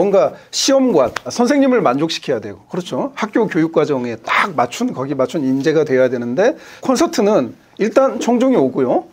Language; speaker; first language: Korean; native; Korean